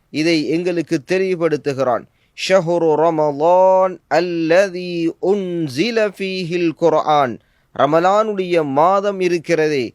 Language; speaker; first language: Tamil; native; Tamil